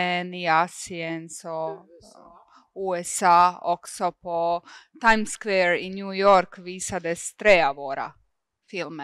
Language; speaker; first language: Swedish; non-native, fluent; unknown